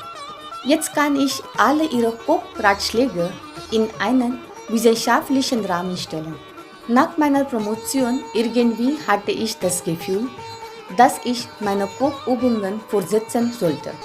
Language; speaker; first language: German; non-native, fluent; Marathi